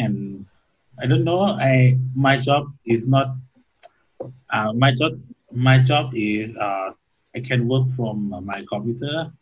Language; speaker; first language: English; non-native, learner; Thai